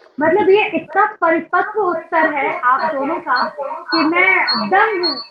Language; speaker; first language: Hindi; native; Hindi